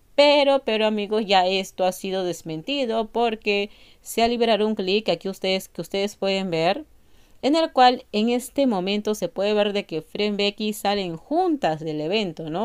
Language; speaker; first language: Spanish; native; Spanish